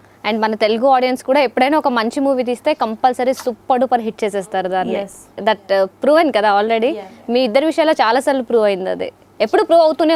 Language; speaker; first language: Telugu; native; Telugu